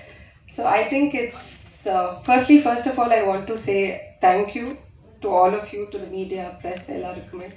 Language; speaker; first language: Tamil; non-native, local second language; Kannada